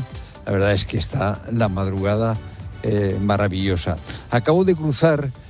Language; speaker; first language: Spanish; native; Spanish